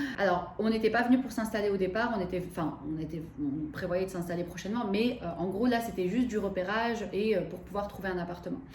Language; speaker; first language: French; early bilingual, other home language; Arabic